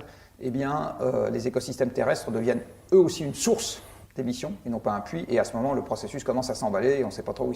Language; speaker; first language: French; native; French